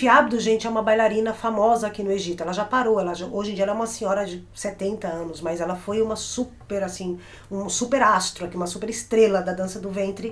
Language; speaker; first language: Portuguese; native; Portuguese